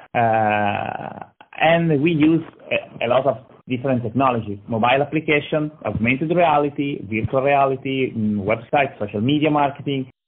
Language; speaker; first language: English; non-native, learner; Italian